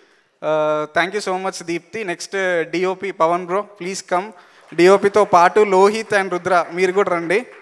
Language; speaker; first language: Telugu; native; Telugu